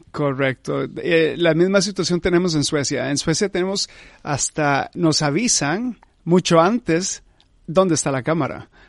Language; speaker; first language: Spanish; early bilingual, heritage; Spanish